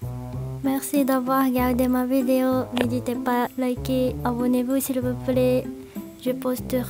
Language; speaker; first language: French; non-native, learner; Japanese